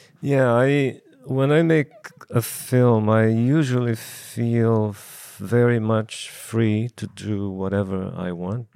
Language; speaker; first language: English; non-native, fluent; Portuguese